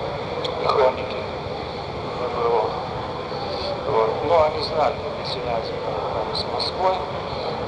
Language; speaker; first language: Russian; non-native, fluent; Lithuanian